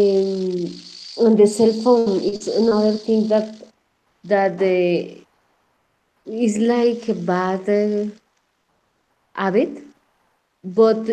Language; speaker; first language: English; non-native, learner; Spanish